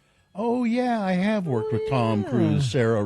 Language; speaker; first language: English; native; English